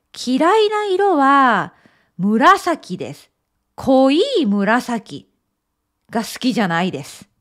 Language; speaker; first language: Japanese; native; Japanese